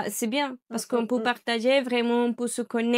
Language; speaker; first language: French; non-native, learner; Spanish